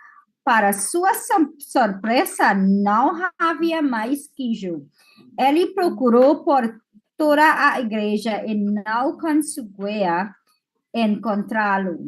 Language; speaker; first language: Portuguese; non-native, fluent; English